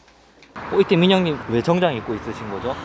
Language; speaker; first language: Korean; native; Korean